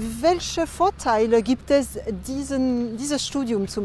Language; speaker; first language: German; non-native, fluent; French